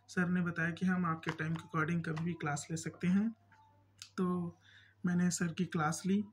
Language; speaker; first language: Hindi; native; Hindi